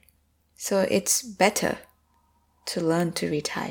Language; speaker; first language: English; non-native, fluent; Thai